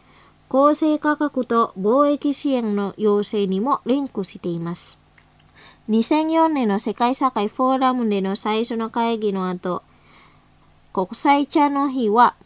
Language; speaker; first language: Japanese; non-native, fluent; Indonesian